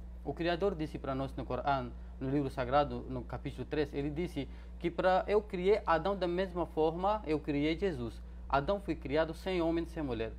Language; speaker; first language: Portuguese; non-native, fluent; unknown